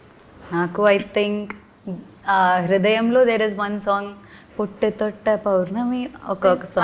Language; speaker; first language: Telugu; non-native, learner; Malayalam